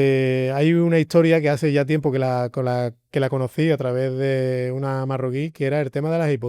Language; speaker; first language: Spanish; native; Spanish